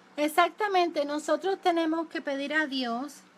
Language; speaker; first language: Spanish; early bilingual, other home language; English